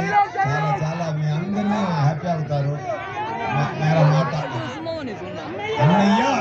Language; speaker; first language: Telugu; non-native, learner; Tamil